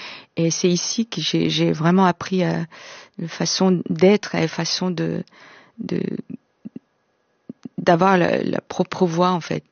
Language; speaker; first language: French; non-native, fluent; Korean